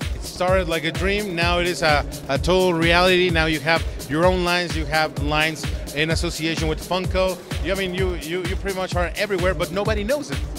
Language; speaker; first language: English; non-native, fluent; Spanish